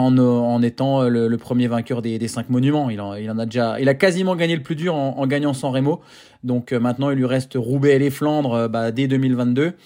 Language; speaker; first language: French; native; French